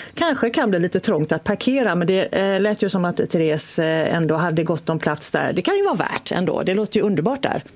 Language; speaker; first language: Swedish; native; Swedish